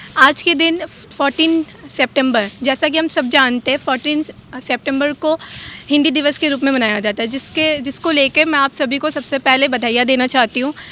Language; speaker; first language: Hindi; native; Hindi